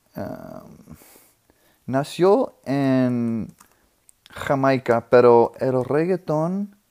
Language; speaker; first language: Spanish; non-native, fluent; English